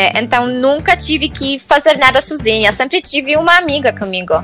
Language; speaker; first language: Portuguese; non-native, fluent; Polish